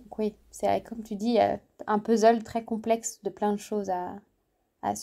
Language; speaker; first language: French; native; French